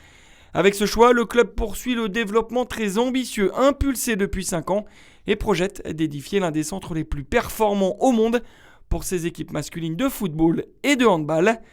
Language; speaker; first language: French; native; French